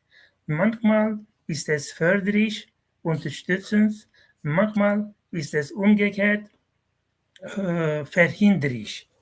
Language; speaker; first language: German; non-native, fluent; Kurdish